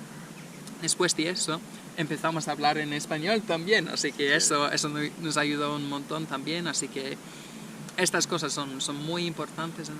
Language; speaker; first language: Spanish; non-native, fluent; English